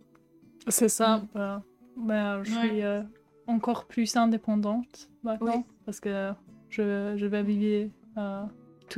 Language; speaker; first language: French; non-native, fluent; German